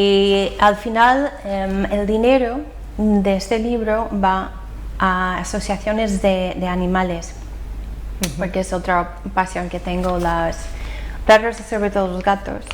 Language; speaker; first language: Spanish; non-native, fluent; English